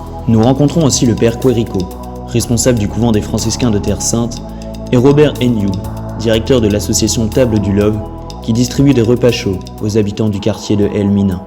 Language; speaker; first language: French; native; French